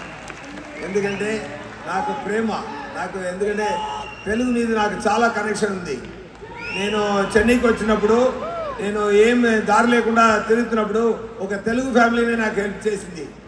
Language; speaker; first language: Telugu; non-native, learner; Tamil